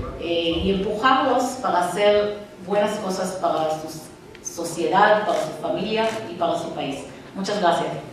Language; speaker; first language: Spanish; non-native, fluent; Hebrew